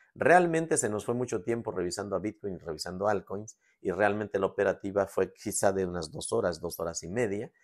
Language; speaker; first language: Spanish; native; Spanish